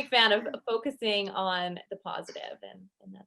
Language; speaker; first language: English; native; English